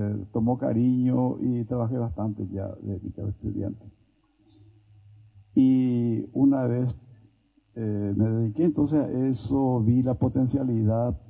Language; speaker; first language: Spanish; native; Spanish